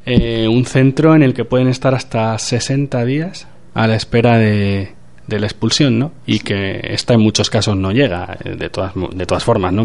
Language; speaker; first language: Spanish; native; Spanish